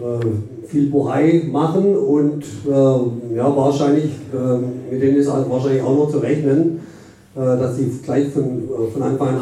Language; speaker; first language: German; native; German